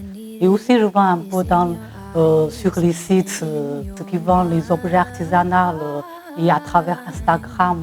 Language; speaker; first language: French; non-native, fluent; Chinese